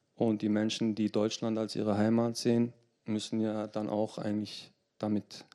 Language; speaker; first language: German; early bilingual, other home language; Turkish